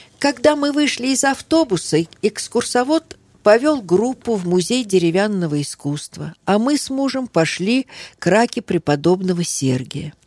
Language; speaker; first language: Russian; early bilingual, heritage; Russian